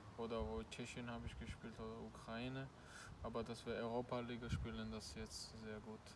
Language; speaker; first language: German; non-native, fluent; Georgian